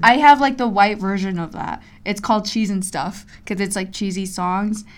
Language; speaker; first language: English; early bilingual, other home language; Spanish